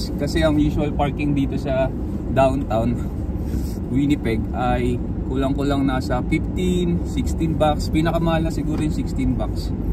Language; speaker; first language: Filipino; native; Filipino